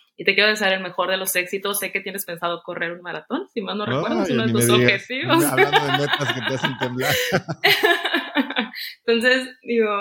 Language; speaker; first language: Spanish; native; Spanish